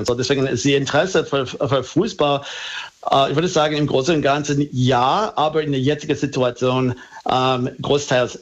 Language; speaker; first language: German; non-native, fluent; English